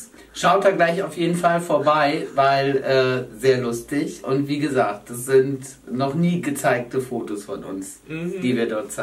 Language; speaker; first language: German; native; German